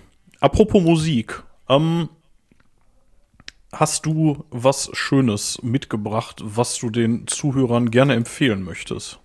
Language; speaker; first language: German; native; German